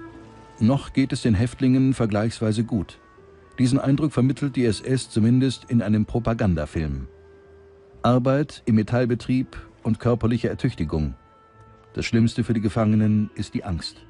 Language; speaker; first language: German; native; German